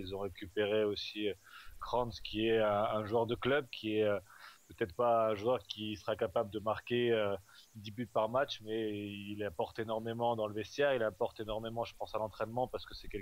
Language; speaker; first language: French; native; French